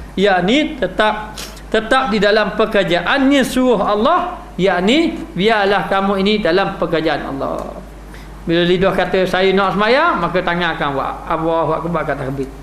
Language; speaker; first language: Malay; native; Malay